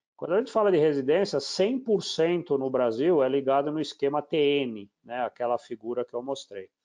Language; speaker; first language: Portuguese; native; Portuguese